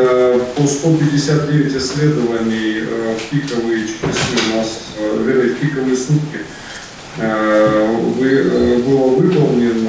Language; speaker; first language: Russian; native; Russian